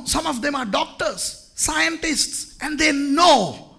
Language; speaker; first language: English; non-native, local second language; Tamil